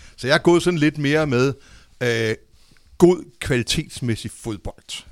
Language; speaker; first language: Danish; native; Danish